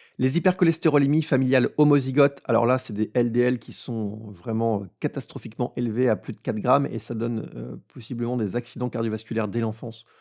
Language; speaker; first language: French; native; French